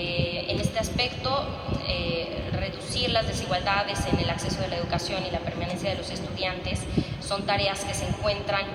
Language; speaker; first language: Spanish; native; Spanish